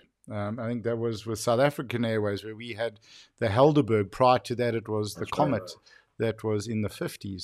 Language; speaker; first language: English; native; English